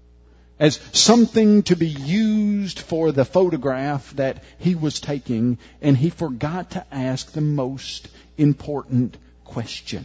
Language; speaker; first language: English; native; English